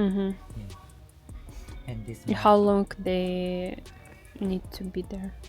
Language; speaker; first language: English; non-native, learner; Ukrainian